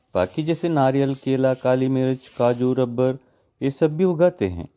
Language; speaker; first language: Hindi; non-native, local second language; Kannada